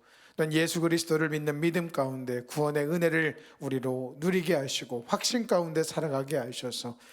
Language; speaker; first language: Korean; native; Korean